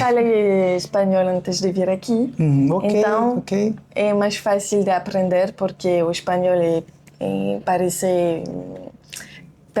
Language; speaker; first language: Portuguese; non-native, learner; French